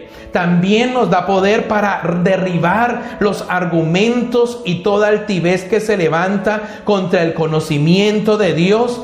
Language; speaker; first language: Spanish; native; Spanish